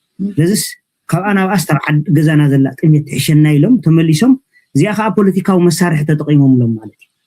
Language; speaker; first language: Tigrinya; native; Tigrinya